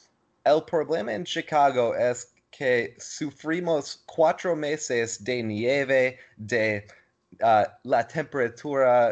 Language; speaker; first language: Spanish; non-native, learner; English